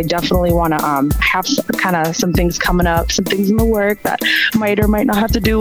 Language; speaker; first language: English; native; English